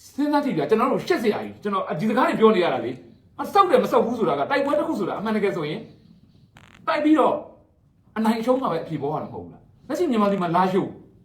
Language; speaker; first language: Burmese; non-native, local second language; Shwe Palaung